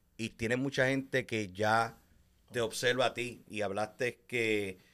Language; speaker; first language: Spanish; native; Spanish